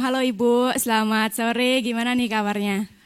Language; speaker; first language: Indonesian; native; Indonesian